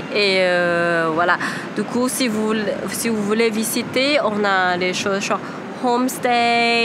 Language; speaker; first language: French; non-native, fluent; Thai